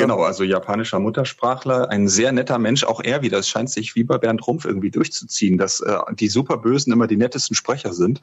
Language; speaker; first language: German; native; German